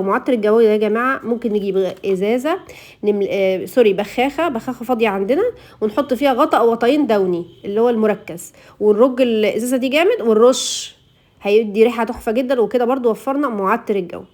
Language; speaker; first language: Arabic; native; Arabic